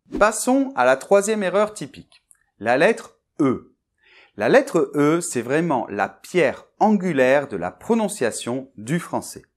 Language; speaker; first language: French; native; French